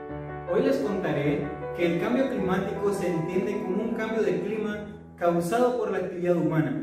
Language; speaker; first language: Spanish; native; Spanish